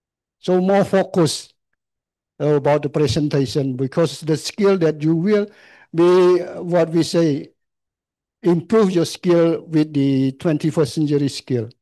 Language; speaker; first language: English; non-native, learner; Khmer